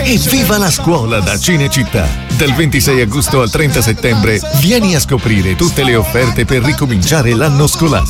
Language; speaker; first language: Italian; native; Italian